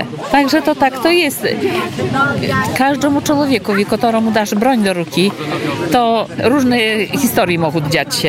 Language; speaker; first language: Polish; non-native, local second language; Belarusian